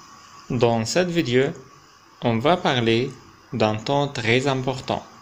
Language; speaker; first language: French; non-native, fluent; Arabic